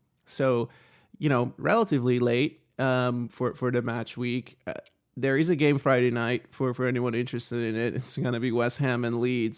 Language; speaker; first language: English; native; English